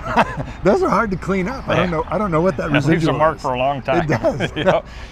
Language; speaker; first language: English; native; English